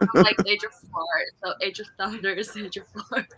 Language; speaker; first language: English; non-native, fluent; Chinese